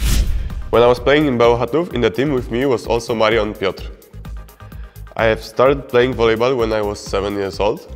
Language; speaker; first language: English; non-native, learner; Polish